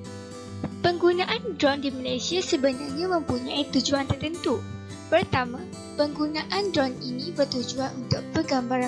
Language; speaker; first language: Malay; native; Malay